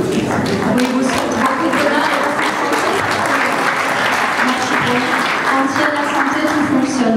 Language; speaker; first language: French; native; French